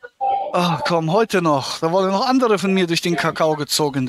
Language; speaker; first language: German; native; German